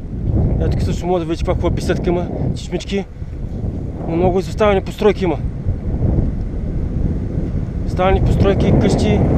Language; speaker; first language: Bulgarian; native; Bulgarian